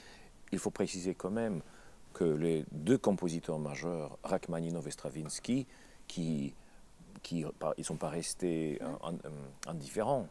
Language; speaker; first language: French; non-native, fluent; Russian